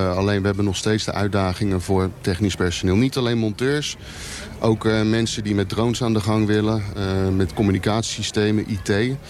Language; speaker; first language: Dutch; native; Dutch